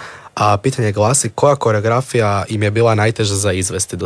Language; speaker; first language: Serbian; native; Serbian